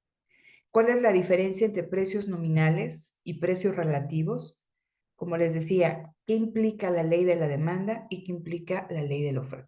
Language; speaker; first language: Spanish; native; Spanish